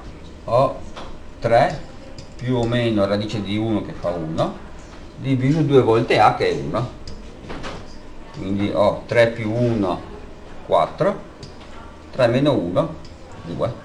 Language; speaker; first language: Italian; native; Italian